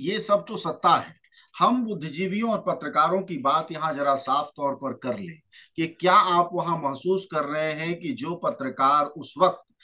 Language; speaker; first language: Hindi; native; Hindi